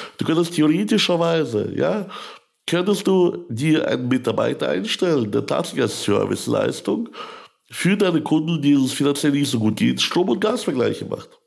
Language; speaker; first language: German; early bilingual, other home language; Russian